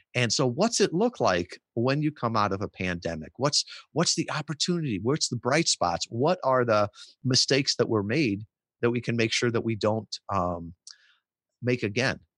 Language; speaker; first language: English; native; English